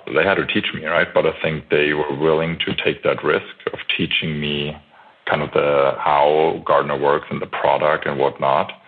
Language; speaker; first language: English; non-native, fluent; German